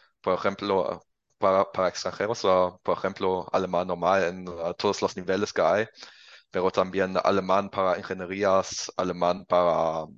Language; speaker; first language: Spanish; non-native, learner; German